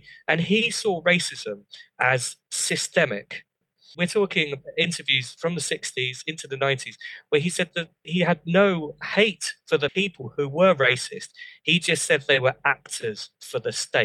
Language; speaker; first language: English; native; English